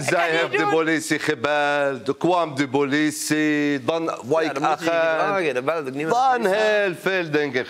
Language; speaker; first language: Dutch; non-native, learner; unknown